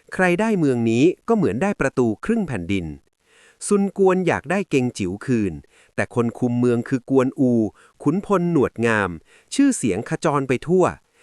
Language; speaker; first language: Thai; native; Thai